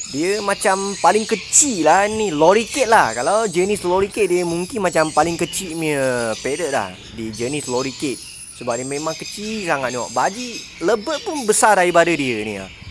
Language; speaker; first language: Malay; non-native, local second language; Chinese